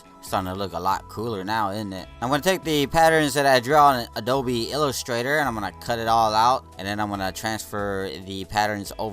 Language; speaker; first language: English; native; English